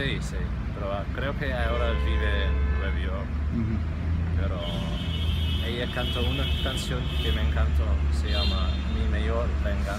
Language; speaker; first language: Spanish; non-native, fluent; English